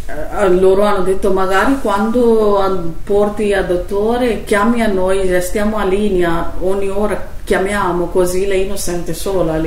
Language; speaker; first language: Italian; non-native, learner; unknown